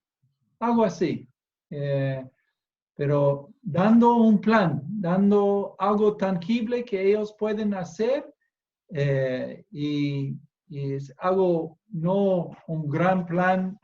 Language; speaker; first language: Spanish; non-native, fluent; English